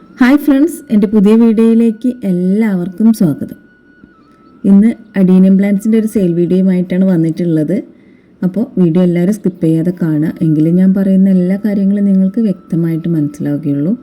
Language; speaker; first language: Malayalam; native; Malayalam